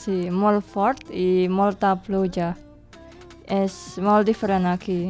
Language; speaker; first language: Catalan; non-native, learner; Indonesian